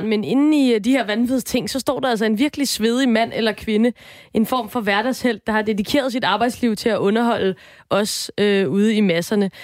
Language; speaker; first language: Danish; native; Danish